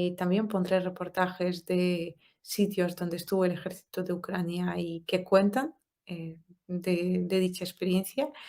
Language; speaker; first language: Spanish; non-native, fluent; Russian